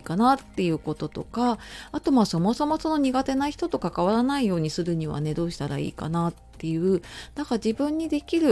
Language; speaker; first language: Japanese; native; Japanese